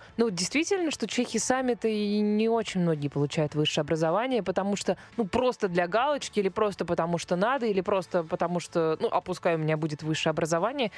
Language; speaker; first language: Russian; native; Russian